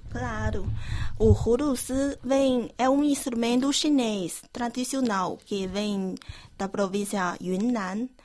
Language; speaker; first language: Portuguese; non-native, fluent; Chinese